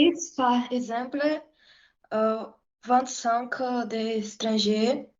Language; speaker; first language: French; non-native, learner; Portuguese